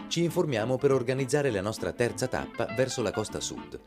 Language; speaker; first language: Italian; native; Italian